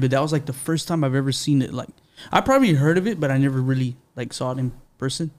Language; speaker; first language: English; early bilingual, other home language; Spanish